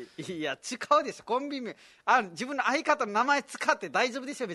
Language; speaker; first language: Japanese; non-native, fluent; Nepali